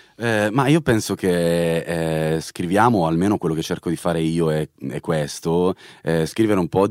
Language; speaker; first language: Italian; native; Italian